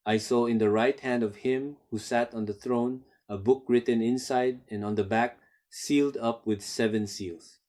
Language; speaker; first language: English; non-native, local second language; Filipino